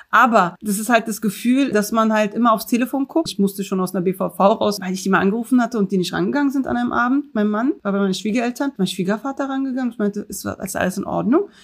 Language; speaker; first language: German; early bilingual, other home language; Turkish